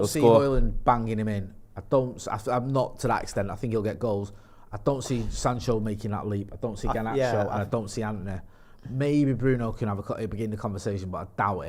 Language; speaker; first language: English; native; English